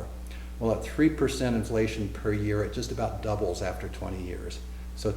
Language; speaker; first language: English; native; English